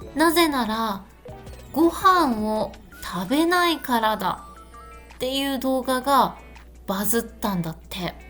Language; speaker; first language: Japanese; native; Japanese